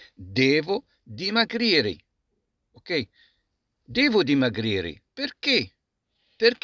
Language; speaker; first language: Italian; non-native, fluent; Arabic